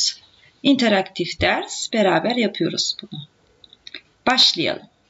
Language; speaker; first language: Turkish; native; Turkish